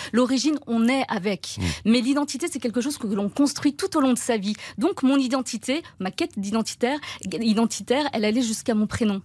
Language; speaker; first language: French; early bilingual, other home language; Turkish